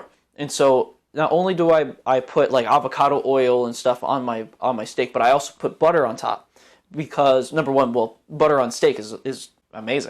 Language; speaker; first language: English; native; English